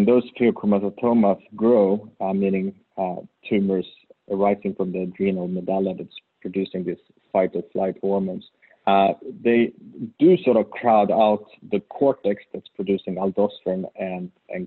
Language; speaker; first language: English; non-native, fluent; Swedish